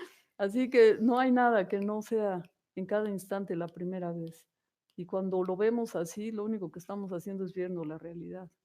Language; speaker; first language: Spanish; native; Spanish